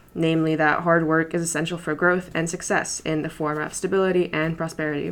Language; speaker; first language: English; early bilingual, other home language; Polish